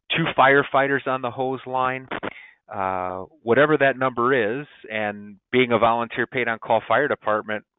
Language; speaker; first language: English; native; English